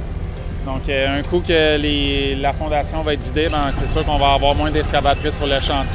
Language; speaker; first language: French; native; French